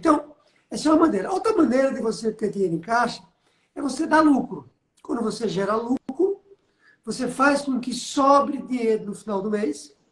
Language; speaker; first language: Portuguese; native; Portuguese